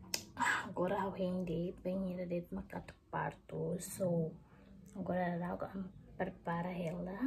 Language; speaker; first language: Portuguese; non-native, local second language; Tetum